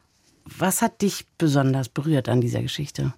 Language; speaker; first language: German; native; German